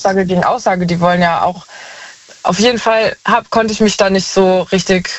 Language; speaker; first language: German; native; German